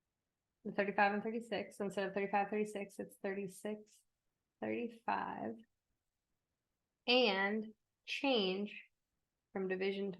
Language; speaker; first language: English; native; English